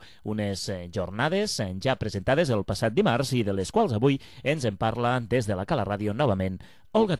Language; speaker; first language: Catalan; native; Catalan